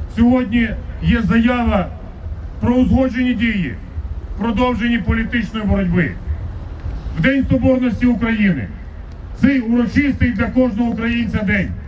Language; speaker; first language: Ukrainian; native; Ukrainian